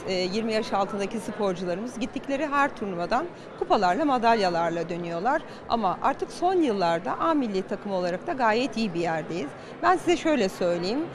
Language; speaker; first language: Turkish; native; Turkish